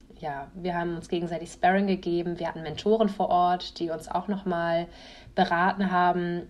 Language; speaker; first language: German; native; German